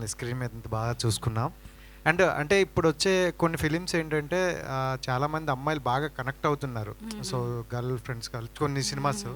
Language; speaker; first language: Telugu; native; Telugu